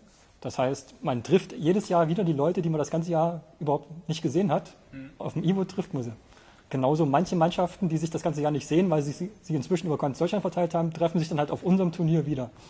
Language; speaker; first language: German; native; German